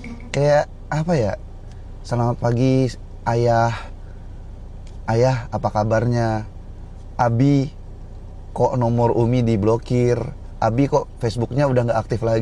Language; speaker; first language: Indonesian; native; Indonesian